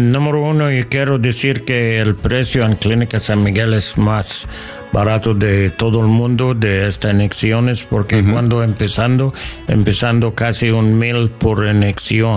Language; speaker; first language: Spanish; non-native, learner; English